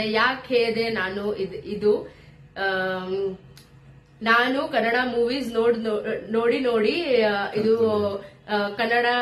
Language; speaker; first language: Kannada; non-native, learner; Marathi